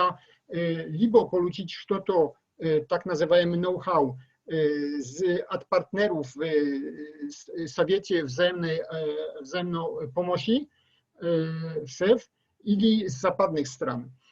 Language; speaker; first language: Russian; non-native, learner; Polish